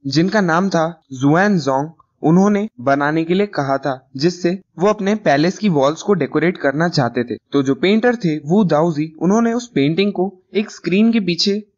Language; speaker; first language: Hindi; non-native, local second language; Gujarati